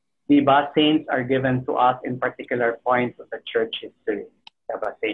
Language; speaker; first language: English; non-native, local second language; Filipino